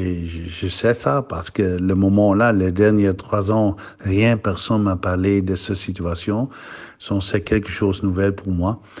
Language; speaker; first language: French; non-native, learner; Dutch